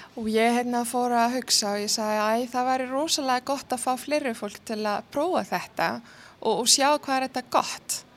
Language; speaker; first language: Icelandic; non-native, fluent; Arabic